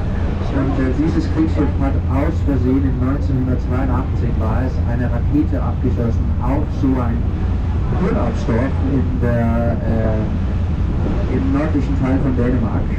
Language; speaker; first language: German; non-native, fluent; Danish